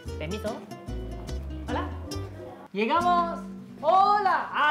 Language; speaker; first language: Spanish; non-native, learner; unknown